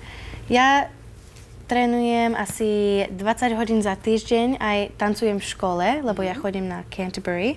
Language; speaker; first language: Slovak; early bilingual, heritage; Slovak